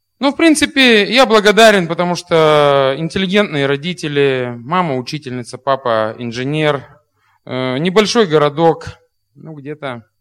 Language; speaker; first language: Russian; native; Russian